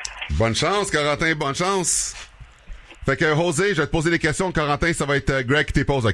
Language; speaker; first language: French; native; French